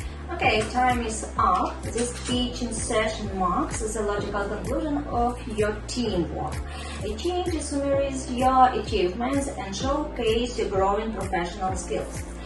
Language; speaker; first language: English; non-native, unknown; Ukrainian